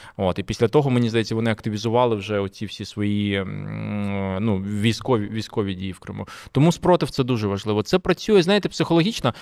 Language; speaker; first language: Ukrainian; non-native, local second language; Russian